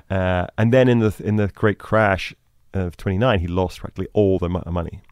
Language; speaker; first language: English; native; English